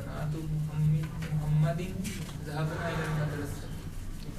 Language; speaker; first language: Arabic; non-native, learner; Urdu